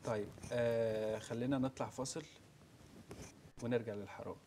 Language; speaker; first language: Arabic; native; Arabic